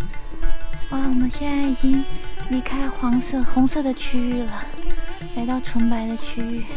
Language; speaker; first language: Chinese; native; Chinese